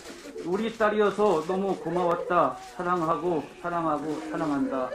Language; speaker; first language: Korean; native; Korean